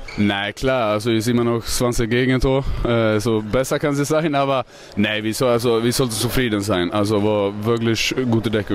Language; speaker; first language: German; non-native, learner; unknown